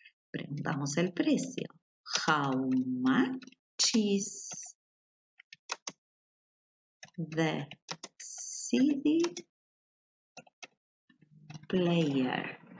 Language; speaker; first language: English; non-native, fluent; Spanish